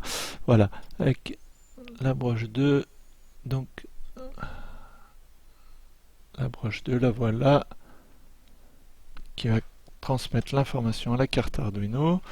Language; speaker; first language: French; native; French